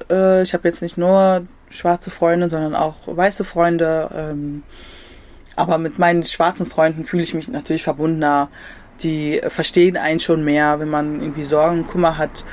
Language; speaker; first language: German; native; German